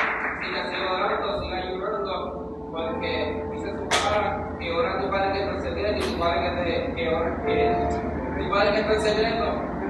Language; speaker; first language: Spanish; native; Spanish